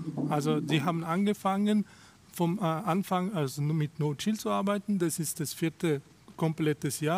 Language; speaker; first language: German; non-native, fluent; Russian